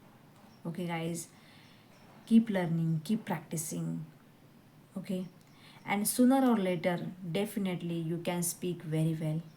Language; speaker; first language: English; non-native, learner; Hindi